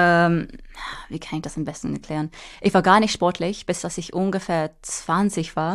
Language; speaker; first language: German; non-native, fluent; English